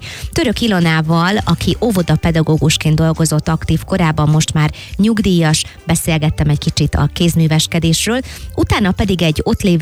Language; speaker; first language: Hungarian; native; Hungarian